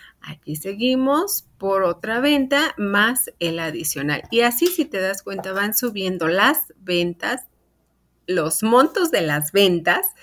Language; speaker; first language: Spanish; native; Spanish